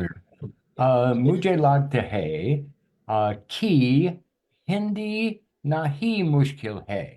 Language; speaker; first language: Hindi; non-native, learner; English